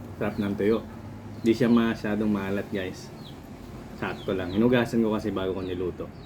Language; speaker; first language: Filipino; non-native, local second language; Cebuano